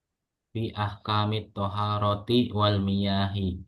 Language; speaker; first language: Arabic; non-native, fluent; Indonesian